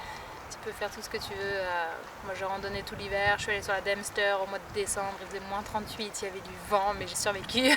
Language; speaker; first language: French; native; French